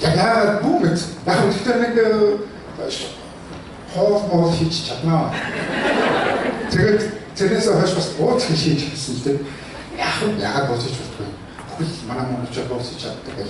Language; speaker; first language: Mongolian; early bilingual, heritage; Mongolian